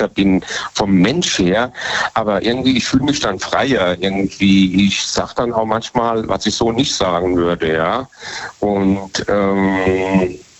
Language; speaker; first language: German; native; German